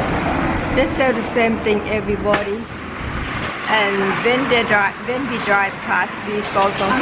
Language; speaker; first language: English; non-native, learner; Thai